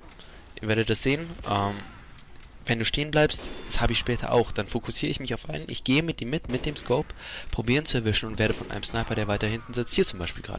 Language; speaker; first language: German; native; German